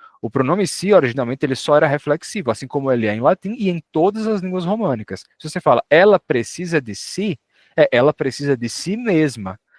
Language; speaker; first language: Portuguese; native; Portuguese